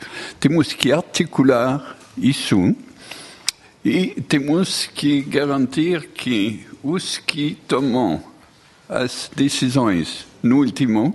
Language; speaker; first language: Portuguese; non-native, fluent; French